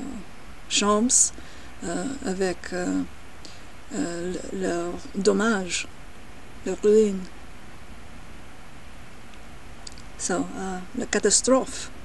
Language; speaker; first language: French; non-native, learner; English